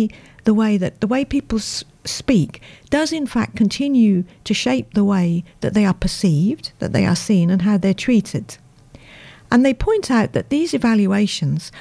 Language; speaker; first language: English; native; English